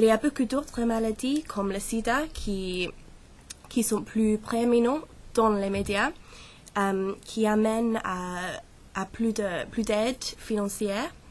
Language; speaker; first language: French; non-native, learner; English